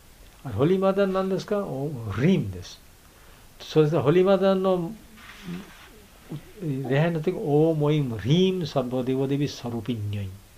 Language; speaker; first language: Japanese; non-native, learner; Bangla